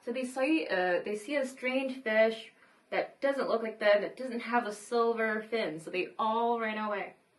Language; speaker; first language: English; early bilingual, other home language; Vietnamese